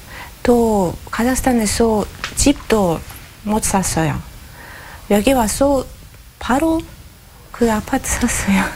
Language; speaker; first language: Korean; non-native, learner; Russian